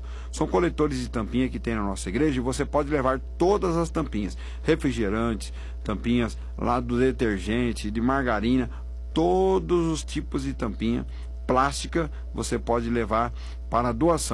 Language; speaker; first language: Portuguese; native; Portuguese